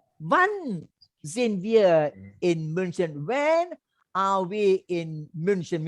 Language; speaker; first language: German; non-native, learner; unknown